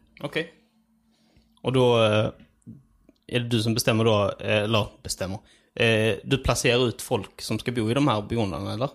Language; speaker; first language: Swedish; early bilingual, other home language; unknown